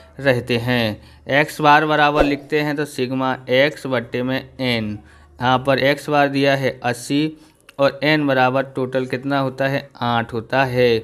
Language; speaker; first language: Hindi; non-native, local second language; Gujarati